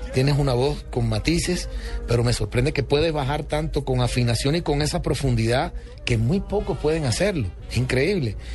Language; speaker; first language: Spanish; native; Spanish